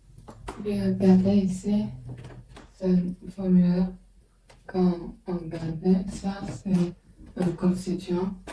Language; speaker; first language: French; non-native, learner; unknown